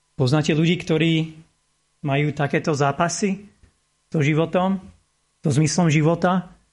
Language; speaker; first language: Slovak; non-native, fluent; English